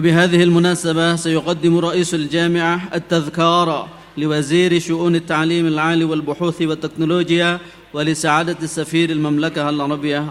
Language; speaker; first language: Arabic; non-native, fluent; Indonesian